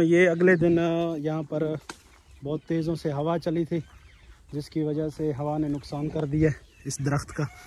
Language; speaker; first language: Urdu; non-native, local second language; Saraiki